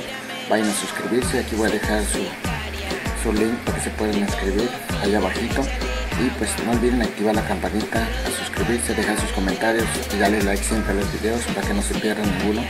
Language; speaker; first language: Spanish; native; Spanish